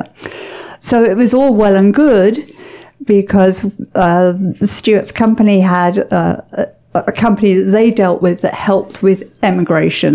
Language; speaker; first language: English; native; English